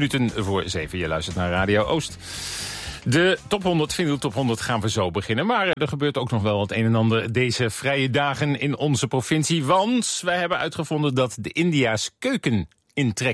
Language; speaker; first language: Dutch; native; Dutch